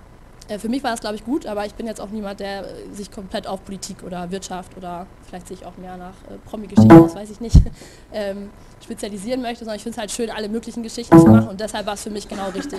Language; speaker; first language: German; native; German